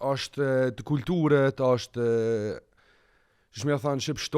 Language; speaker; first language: Albanian; non-native, learner; Arabic